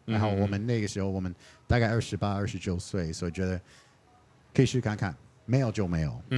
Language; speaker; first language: Chinese; non-native, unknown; English